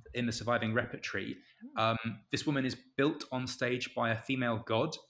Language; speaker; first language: English; native; English